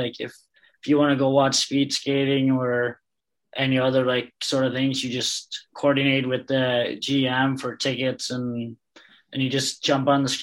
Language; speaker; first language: English; non-native, fluent; Danish